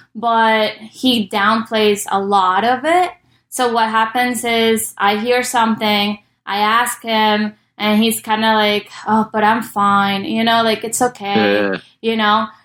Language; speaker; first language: English; early bilingual, other home language; Spanish